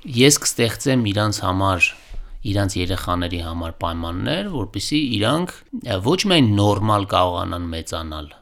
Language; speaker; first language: Armenian; native; Armenian